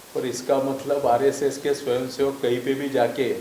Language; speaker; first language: Hindi; non-native, local second language; Marathi